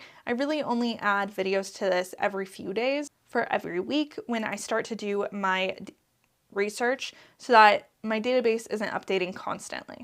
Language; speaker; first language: English; native; English